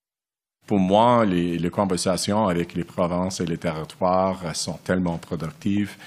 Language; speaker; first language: French; non-native, local second language; English